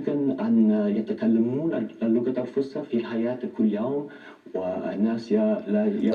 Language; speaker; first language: Arabic; non-native, fluent; English